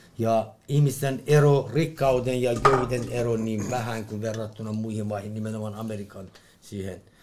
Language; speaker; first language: Finnish; non-native, learner; Persian